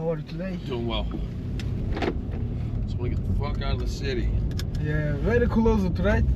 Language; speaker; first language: English; non-native, learner; Turkish